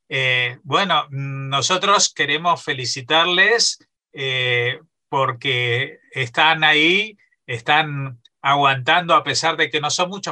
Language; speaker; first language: Spanish; native; Spanish